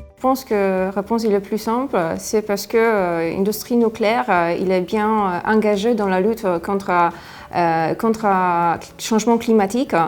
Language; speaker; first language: French; non-native, fluent; Polish